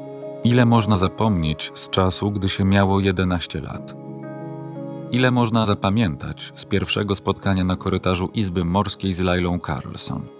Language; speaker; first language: Polish; native; Polish